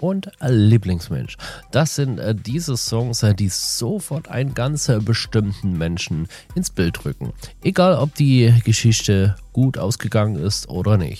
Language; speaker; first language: German; native; German